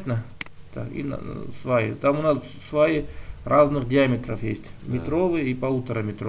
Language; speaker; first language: Russian; native; Russian